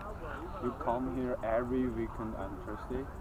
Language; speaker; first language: English; non-native, learner; Chinese